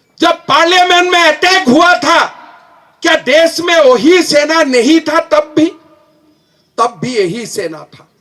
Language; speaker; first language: Hindi; non-native, local second language; Assamese